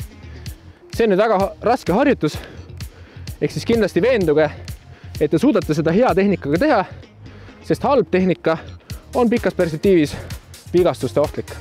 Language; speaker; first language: Estonian; native; Estonian